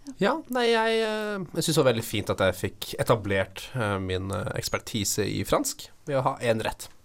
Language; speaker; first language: Norwegian; native; Norwegian